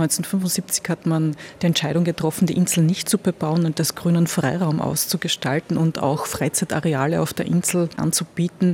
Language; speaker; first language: German; native; German